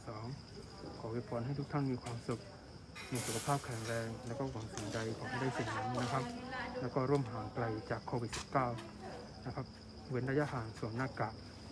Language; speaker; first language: Thai; non-native, local second language; Malay